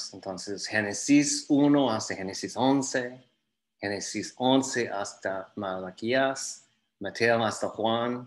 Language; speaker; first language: Spanish; non-native, fluent; English